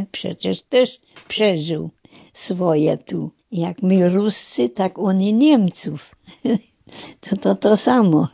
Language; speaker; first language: Polish; non-native, local second language; German